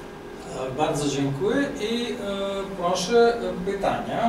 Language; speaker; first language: Polish; non-native, fluent; Serbian